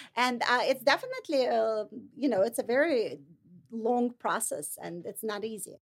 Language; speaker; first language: English; non-native, fluent; Russian